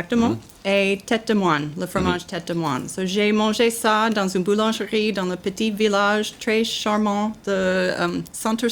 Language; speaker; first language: French; non-native, learner; English